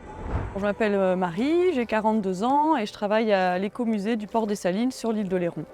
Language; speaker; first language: French; native; French